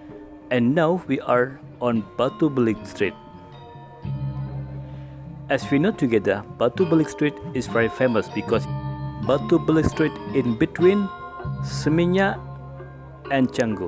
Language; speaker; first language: English; non-native, local second language; Indonesian